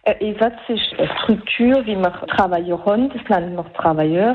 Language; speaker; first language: German; non-native, local second language; French